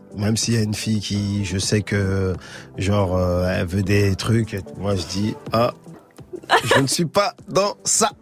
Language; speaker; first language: French; native; French